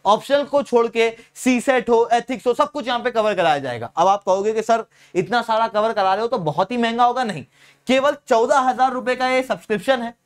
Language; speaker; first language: Hindi; native; Hindi